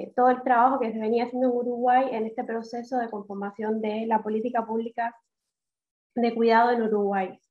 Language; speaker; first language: Spanish; native; Spanish